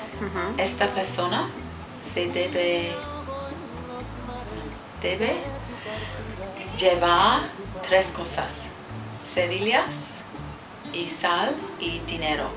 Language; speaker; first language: Spanish; non-native, learner; English